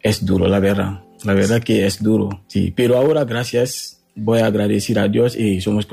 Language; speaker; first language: Spanish; non-native, learner; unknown